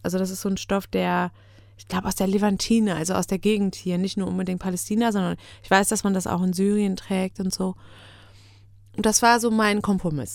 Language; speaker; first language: German; native; German